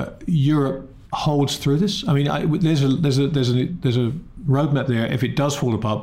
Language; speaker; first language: English; native; English